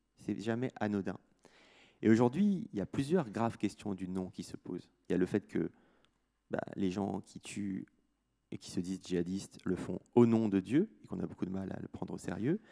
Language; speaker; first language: French; native; French